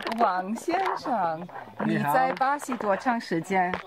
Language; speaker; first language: Chinese; non-native, fluent; Portuguese